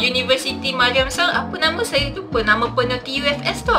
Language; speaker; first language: Malay; native; Malay